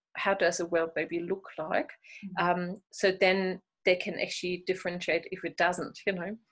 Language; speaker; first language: English; non-native, fluent; German